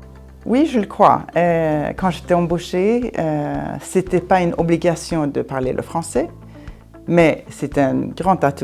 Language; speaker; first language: French; non-native, fluent; Swedish